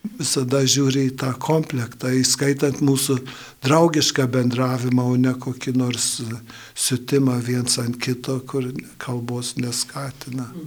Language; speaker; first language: Lithuanian; early bilingual, heritage; Lithuanian